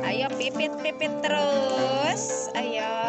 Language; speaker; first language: Indonesian; non-native, local second language; Sundanese